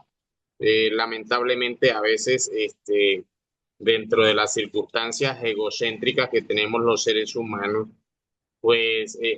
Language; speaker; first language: Spanish; native; Spanish